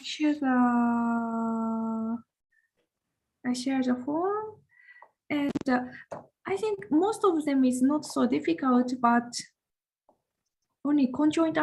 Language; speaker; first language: English; non-native, learner; Japanese